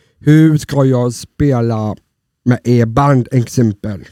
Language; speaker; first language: Swedish; non-native, learner; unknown